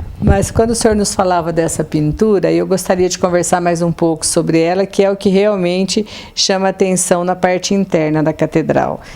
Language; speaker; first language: Portuguese; native; Portuguese